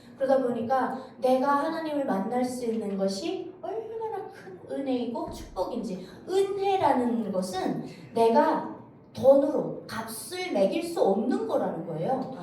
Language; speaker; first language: Korean; native; Korean